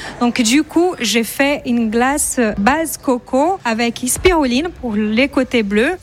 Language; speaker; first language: French; non-native, fluent; Portuguese